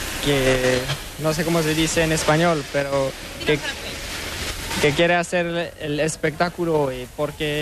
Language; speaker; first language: Spanish; non-native, learner; French